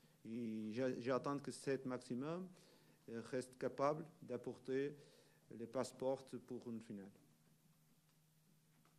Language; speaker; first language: French; non-native, learner; Portuguese